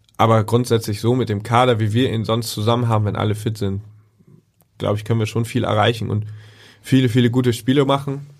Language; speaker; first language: German; native; German